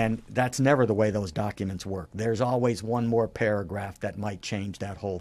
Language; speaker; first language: English; native; English